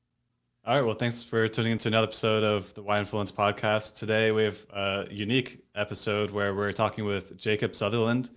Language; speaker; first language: English; native; English